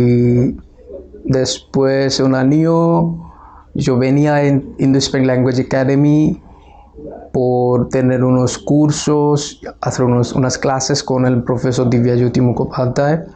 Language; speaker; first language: Spanish; non-native, fluent; Bangla